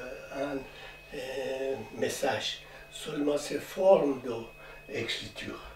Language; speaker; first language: French; non-native, learner; Persian